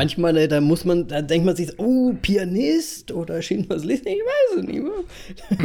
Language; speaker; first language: German; native; German